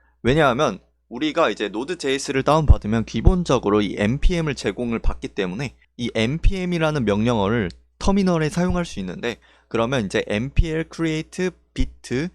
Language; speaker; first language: Korean; native; Korean